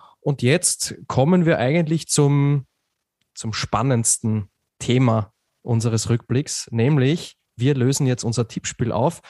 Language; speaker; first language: German; native; German